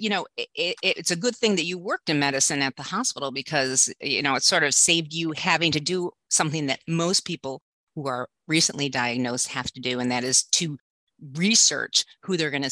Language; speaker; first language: English; native; English